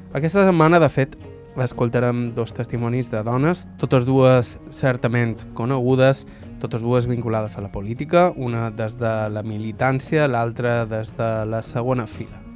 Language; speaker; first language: Catalan; native; Catalan